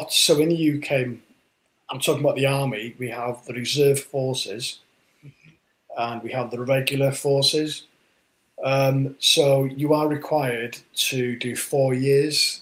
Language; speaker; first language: English; native; English